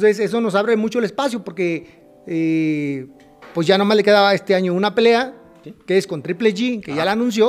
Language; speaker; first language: Spanish; native; Spanish